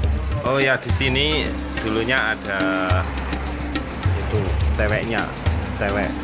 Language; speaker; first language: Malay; non-native, local second language; Javanese